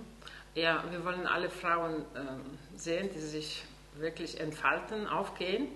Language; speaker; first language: German; non-native, fluent; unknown